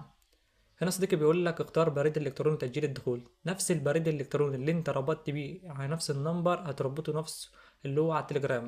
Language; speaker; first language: Arabic; native; Arabic